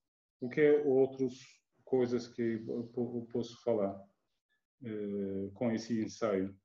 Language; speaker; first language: Portuguese; non-native, learner; Turkish